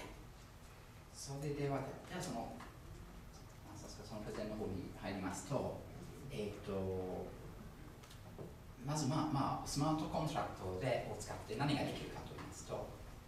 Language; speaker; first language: Japanese; non-native, fluent; English